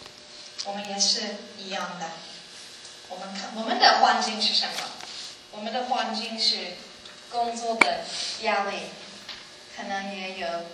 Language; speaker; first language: Chinese; non-native, learner; English